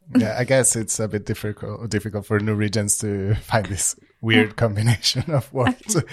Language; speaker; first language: English; non-native, fluent; Spanish